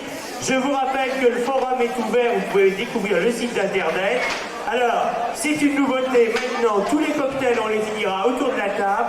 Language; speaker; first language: French; native; French